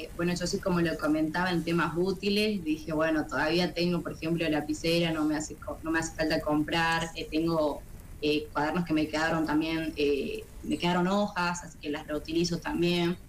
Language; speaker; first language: Spanish; native; Spanish